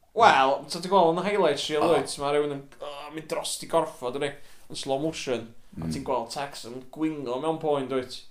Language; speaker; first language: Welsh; native; Welsh